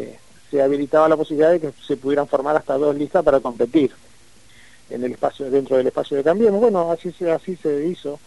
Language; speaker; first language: Spanish; native; Spanish